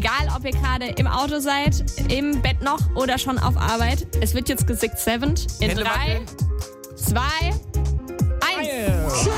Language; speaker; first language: German; native; German